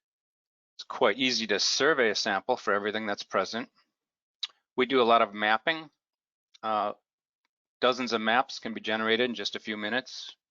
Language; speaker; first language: English; native; English